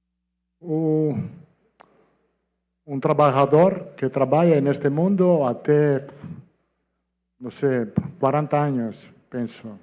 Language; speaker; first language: Portuguese; non-native, fluent; Italian